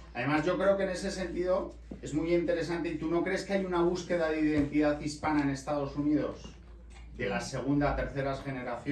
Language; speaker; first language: Spanish; native; Spanish